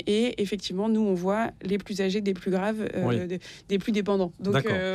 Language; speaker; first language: French; native; French